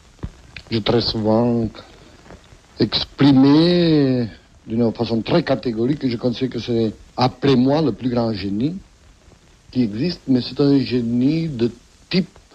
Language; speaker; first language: French; non-native, fluent; Catalan